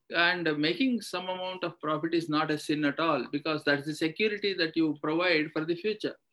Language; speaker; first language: English; non-native, local second language; Kannada